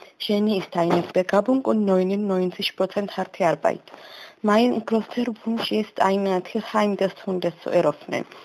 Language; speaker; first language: German; non-native, learner; Georgian